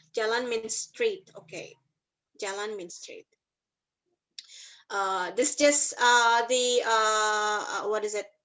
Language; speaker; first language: English; non-native, fluent; Indonesian